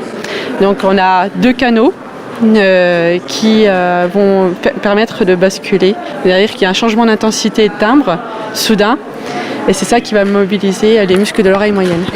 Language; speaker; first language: French; native; French